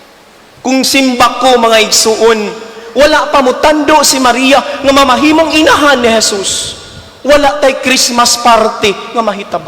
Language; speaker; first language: Cebuano; native; Cebuano